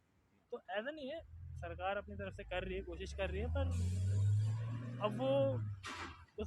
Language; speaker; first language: Hindi; native; Hindi